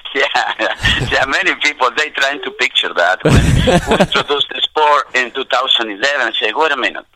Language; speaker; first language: English; non-native, fluent; Spanish